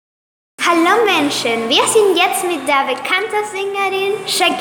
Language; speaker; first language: German; non-native, learner; Spanish